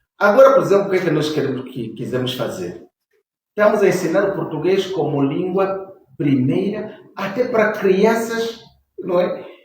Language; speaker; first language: Portuguese; non-native, local second language; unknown